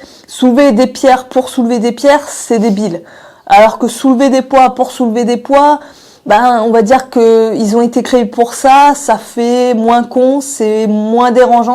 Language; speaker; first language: French; native; French